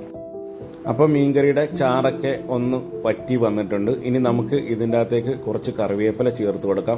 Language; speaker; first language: Malayalam; native; Malayalam